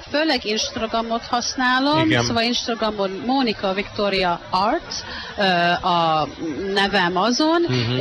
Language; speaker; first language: Hungarian; early bilingual, heritage; Hungarian